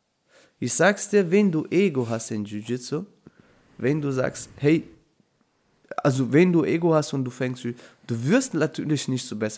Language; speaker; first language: German; non-native, fluent; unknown